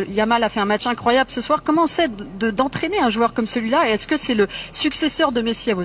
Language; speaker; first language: French; native; French